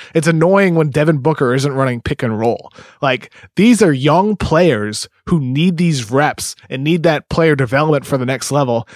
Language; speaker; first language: English; native; English